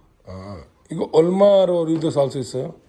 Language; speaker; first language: Korean; non-native, learner; Hindi